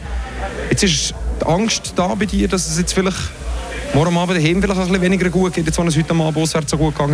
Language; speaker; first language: German; native; German